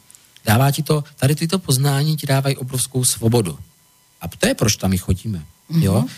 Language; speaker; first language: Czech; native; Czech